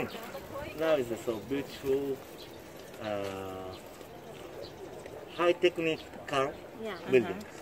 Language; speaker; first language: English; non-native, learner; Japanese